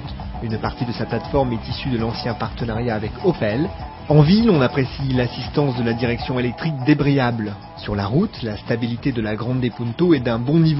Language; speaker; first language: French; native; French